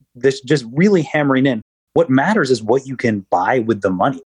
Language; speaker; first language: English; native; English